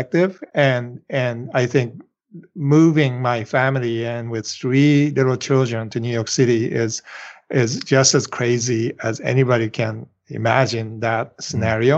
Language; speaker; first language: English; non-native, fluent; Japanese